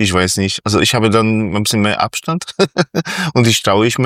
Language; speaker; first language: German; non-native, fluent; Polish